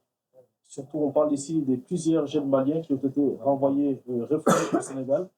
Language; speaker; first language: French; non-native, local second language; Wolof